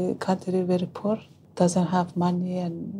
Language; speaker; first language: English; non-native, learner; Hazaragi